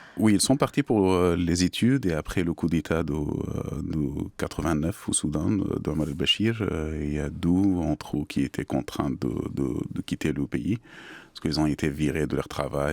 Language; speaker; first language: French; non-native, fluent; Arabic